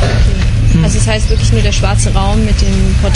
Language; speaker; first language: German; native; German